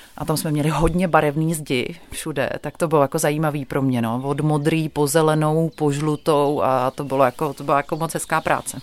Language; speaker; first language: Czech; native; Czech